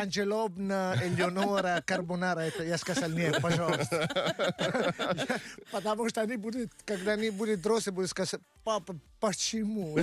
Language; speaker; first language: Russian; non-native, learner; Italian